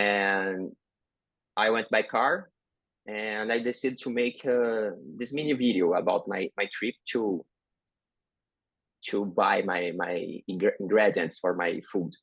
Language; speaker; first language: English; non-native, learner; Portuguese